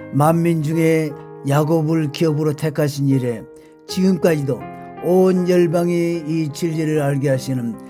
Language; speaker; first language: Korean; native; Korean